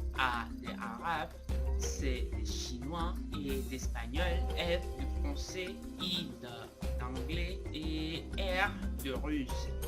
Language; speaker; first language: French; non-native, learner; Spanish